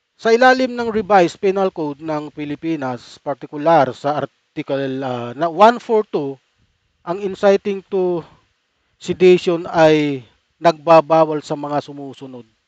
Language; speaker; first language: Filipino; native; Filipino